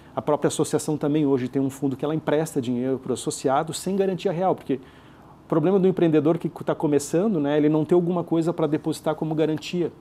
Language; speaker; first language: Portuguese; native; Portuguese